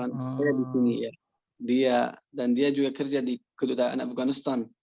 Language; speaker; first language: Indonesian; non-native, learner; Persian